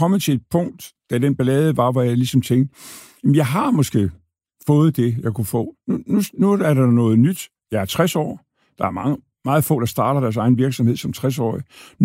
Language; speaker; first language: Danish; native; Danish